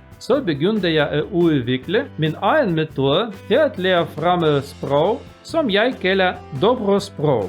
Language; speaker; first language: Danish; non-native, learner; Russian